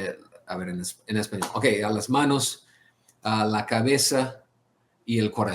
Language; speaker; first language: Spanish; non-native, fluent; English